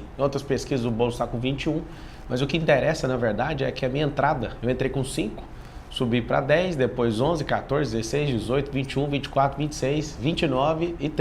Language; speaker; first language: Portuguese; native; Portuguese